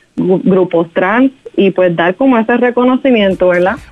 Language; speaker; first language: Spanish; native; Spanish